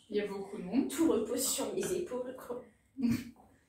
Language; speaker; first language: French; native; French